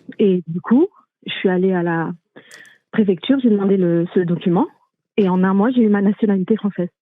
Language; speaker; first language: French; early bilingual, other home language; Arabic